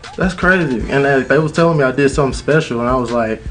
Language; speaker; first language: English; native; English